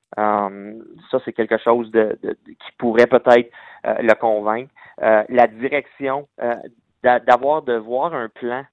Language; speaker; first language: French; native; French